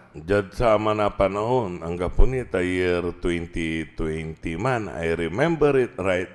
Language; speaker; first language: Filipino; non-native, local second language; Pangasinan